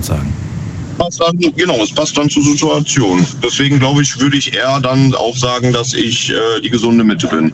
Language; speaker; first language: German; native; German